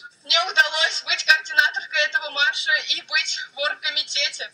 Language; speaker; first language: Russian; native; Russian